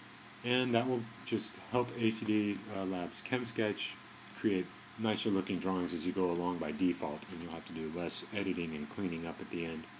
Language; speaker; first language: English; native; English